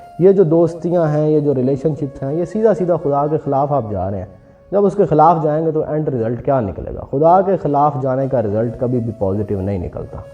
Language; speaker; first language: Urdu; non-native, local second language; Punjabi